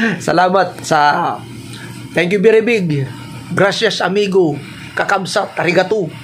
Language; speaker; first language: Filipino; non-native, local second language; Waray